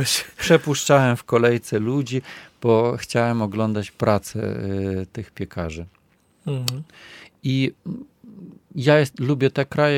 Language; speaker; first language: Polish; non-native, fluent; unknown